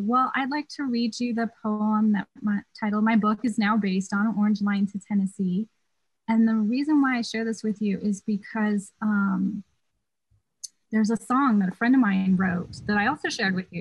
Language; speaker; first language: English; native; English